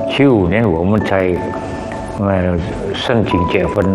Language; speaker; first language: Chinese; early bilingual, heritage; Chinese